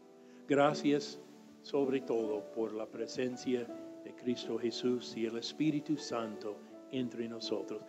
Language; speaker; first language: Spanish; non-native, fluent; English